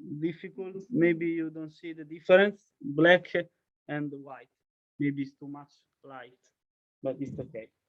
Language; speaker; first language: English; non-native, learner; Italian